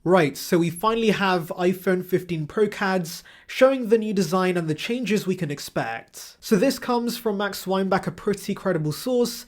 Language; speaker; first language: English; native; English